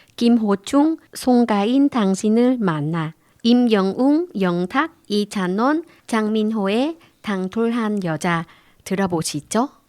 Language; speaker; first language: Korean; non-native, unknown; Vietnamese